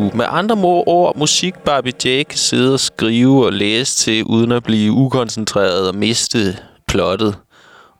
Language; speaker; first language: Danish; native; Danish